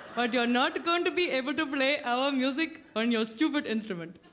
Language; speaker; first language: English; native; English